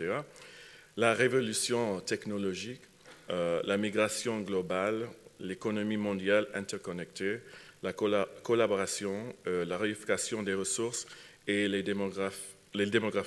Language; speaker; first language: French; non-native, fluent; English